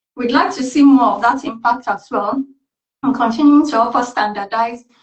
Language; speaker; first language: English; non-native, local second language; Yoruba